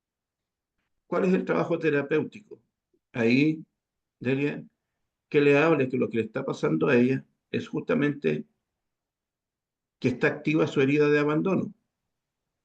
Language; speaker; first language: Spanish; native; Spanish